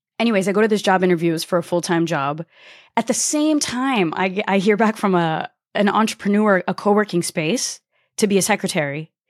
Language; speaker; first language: English; early bilingual, other home language; Portuguese